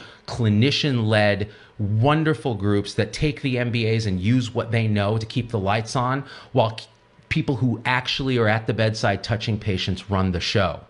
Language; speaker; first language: English; native; English